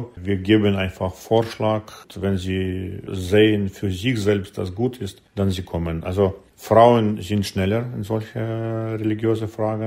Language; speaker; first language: German; non-native, learner; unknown